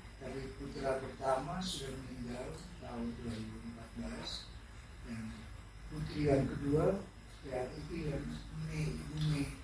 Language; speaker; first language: Indonesian; native; Indonesian